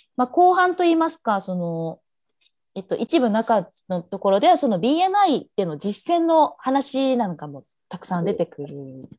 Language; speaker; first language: Japanese; native; Japanese